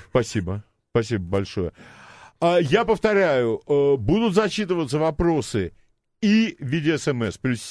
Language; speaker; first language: Russian; native; Russian